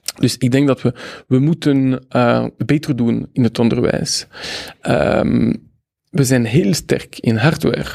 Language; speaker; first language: Dutch; non-native, local second language; French